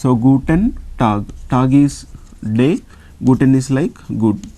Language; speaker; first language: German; non-native, learner; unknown